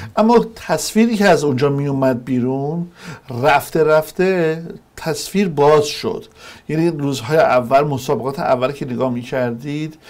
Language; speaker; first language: Persian; native; Persian